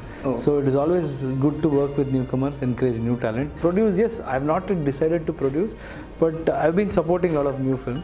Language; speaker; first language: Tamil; non-native, learner; Kannada